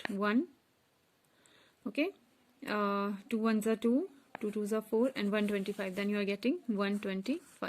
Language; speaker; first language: English; non-native, local second language; Hindi